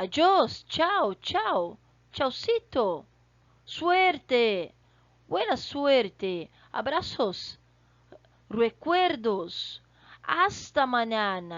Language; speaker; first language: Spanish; non-native, fluent; Portuguese